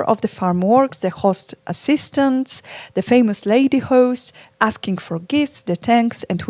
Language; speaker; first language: English; non-native, fluent; Polish